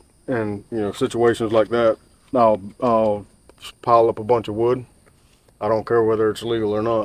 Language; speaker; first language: English; native; English